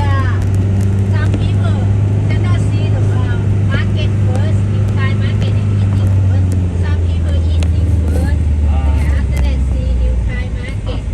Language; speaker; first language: English; non-native, learner; Thai